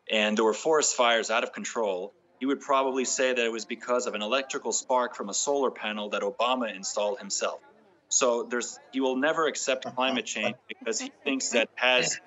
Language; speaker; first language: English; native; English